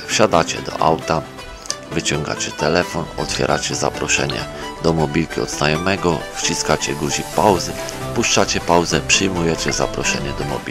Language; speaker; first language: Polish; native; Polish